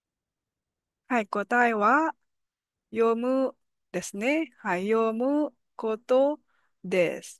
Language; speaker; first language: Japanese; non-native, fluent; Filipino